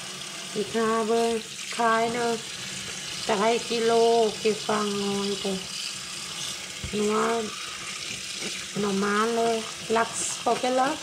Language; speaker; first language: German; non-native, learner; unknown